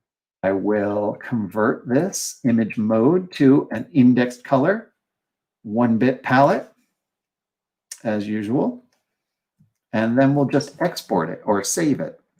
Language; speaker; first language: English; native; English